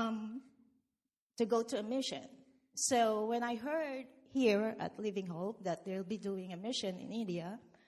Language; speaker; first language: English; non-native, local second language; Filipino